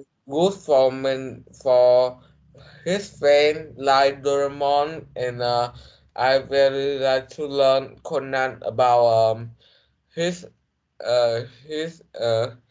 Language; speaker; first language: English; non-native, learner; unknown